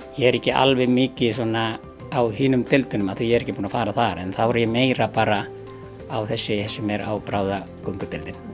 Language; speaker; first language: Icelandic; non-native, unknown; Filipino